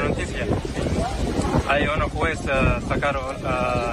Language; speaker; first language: Spanish; non-native, learner; Arabic